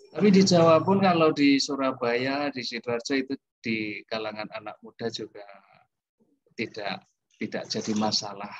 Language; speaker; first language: Indonesian; native; Indonesian